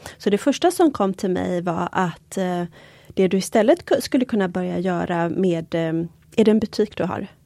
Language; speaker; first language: Swedish; early bilingual, other home language; Polish